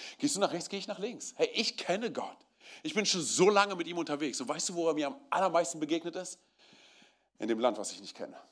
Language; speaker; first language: German; early bilingual, other home language; Romanian